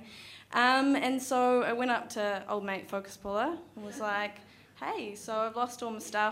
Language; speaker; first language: English; native; English